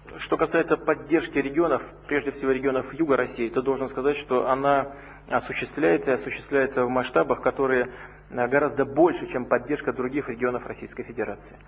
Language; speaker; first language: Russian; native; Russian